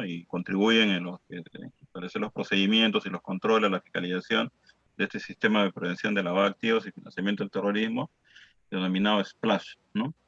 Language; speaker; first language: Spanish; native; Spanish